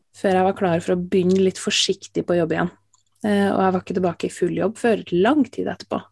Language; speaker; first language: Norwegian; native; Norwegian